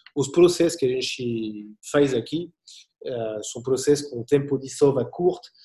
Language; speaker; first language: Portuguese; non-native, learner; French